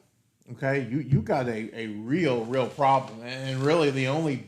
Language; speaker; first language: English; native; English